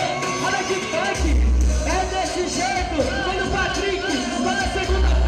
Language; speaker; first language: Portuguese; native; Portuguese